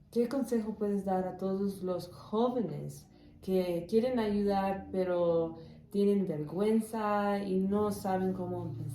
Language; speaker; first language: Spanish; non-native, learner; English